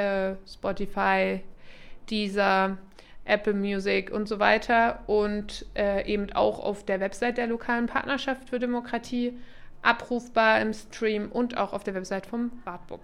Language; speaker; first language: German; native; German